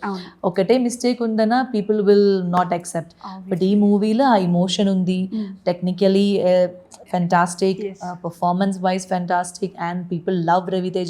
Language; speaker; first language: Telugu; non-native, learner; Malayalam